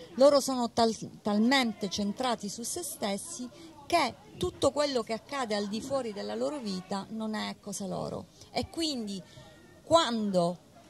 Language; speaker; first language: Italian; native; Italian